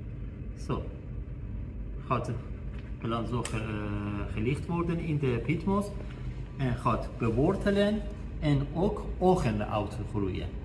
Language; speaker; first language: Dutch; non-native, learner; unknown